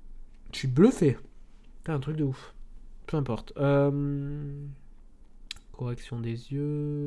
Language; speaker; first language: French; native; French